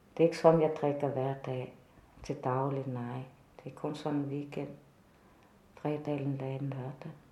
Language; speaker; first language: Danish; non-native, local second language; Kalaallisut